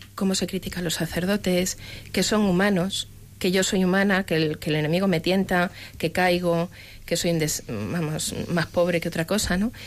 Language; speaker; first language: Spanish; native; Spanish